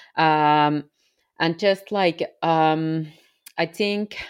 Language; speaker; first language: English; non-native, fluent; Finnish